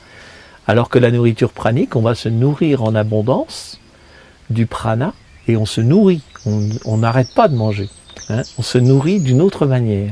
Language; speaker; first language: French; native; French